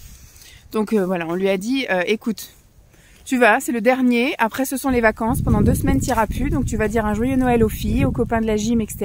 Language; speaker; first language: French; native; French